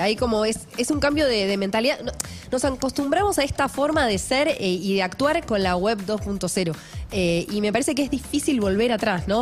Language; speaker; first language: Spanish; native; Spanish